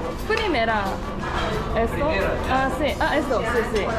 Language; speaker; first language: Spanish; non-native, learner; Korean